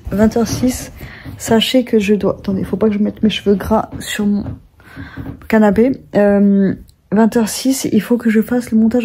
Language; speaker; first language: French; native; French